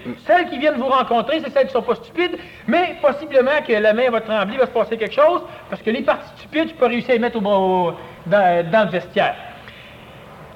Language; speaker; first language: French; native; French